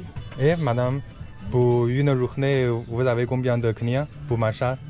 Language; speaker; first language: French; non-native, learner; Chinese